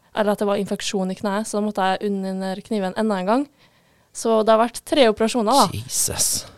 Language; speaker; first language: Norwegian; native; Norwegian